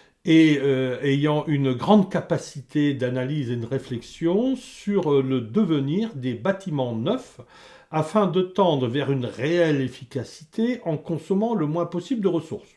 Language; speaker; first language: French; native; French